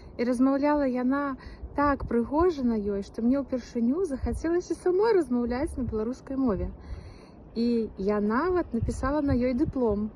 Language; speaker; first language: Belarusian; non-native, local second language; Russian